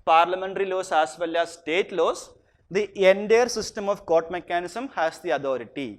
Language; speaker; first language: English; non-native, local second language; Malayalam